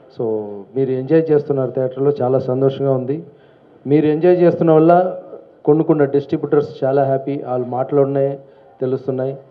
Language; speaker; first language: Telugu; non-native, local second language; Tamil